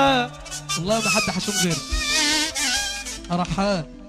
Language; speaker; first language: Arabic; native; Arabic